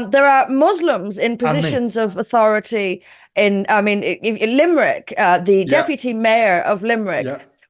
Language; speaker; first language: English; native; English